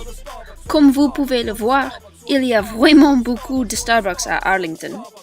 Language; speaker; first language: French; non-native, learner; English